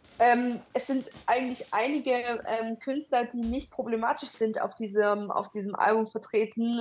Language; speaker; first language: German; early bilingual, other home language; Italian